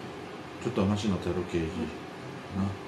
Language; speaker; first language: Japanese; native; Japanese